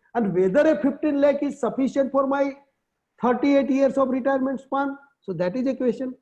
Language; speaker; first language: English; non-native, local second language; Gujarati